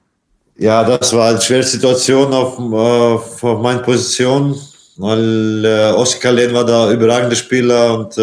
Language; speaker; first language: German; non-native, fluent; Latvian